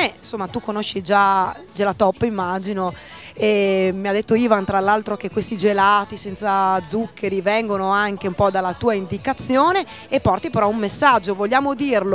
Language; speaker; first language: Italian; native; Italian